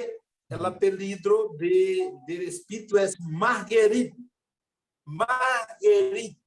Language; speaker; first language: Spanish; non-native, learner; Portuguese